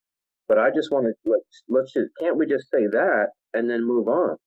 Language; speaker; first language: English; native; English